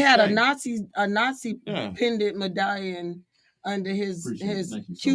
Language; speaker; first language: English; native; English